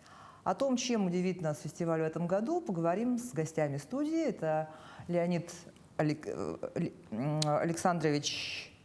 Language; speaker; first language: Russian; native; Russian